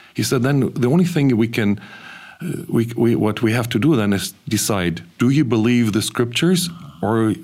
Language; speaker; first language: English; early bilingual, other home language; German